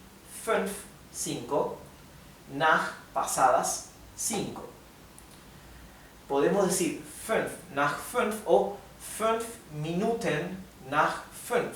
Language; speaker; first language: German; non-native, fluent; Spanish